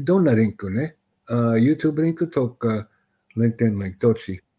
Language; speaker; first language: Japanese; non-native, learner; English